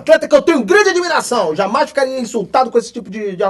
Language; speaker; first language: Portuguese; native; Portuguese